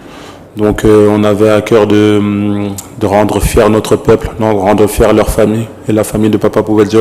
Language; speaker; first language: French; native; French